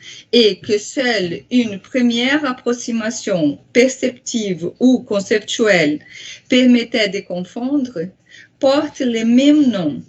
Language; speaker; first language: French; non-native, fluent; Portuguese